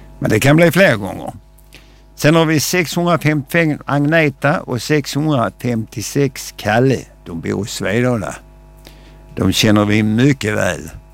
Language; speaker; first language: Swedish; native; Swedish